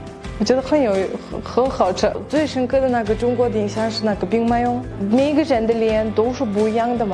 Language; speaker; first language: Chinese; non-native, learner; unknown